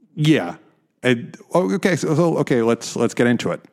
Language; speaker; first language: English; native; English